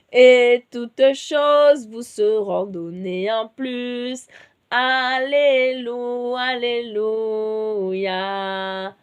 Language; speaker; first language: French; native; French